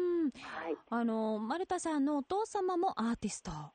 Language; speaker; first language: Japanese; native; Japanese